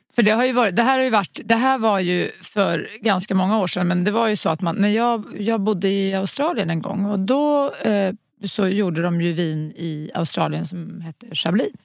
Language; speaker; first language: Swedish; native; Swedish